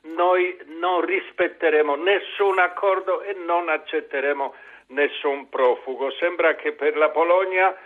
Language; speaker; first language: Italian; non-native, fluent; Polish